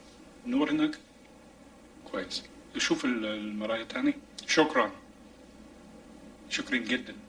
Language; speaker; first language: Arabic; non-native, fluent; English